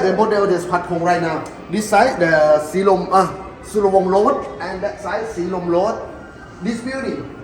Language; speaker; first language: English; non-native, learner; Thai